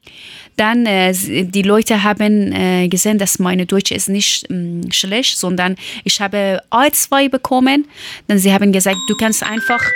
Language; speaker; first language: German; non-native, learner; Persian